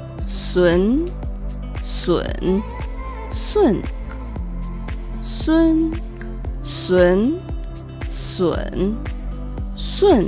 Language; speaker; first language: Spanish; non-native, fluent; Chinese